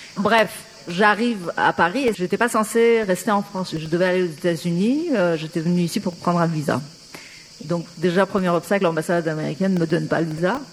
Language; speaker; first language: French; non-native, fluent; Persian